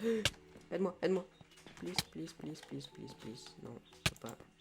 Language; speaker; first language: French; native; French